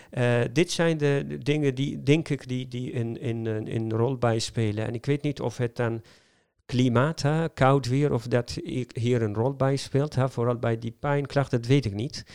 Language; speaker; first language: Dutch; non-native, fluent; Arabic